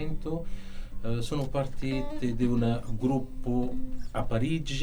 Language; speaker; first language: Italian; non-native, learner; Arabic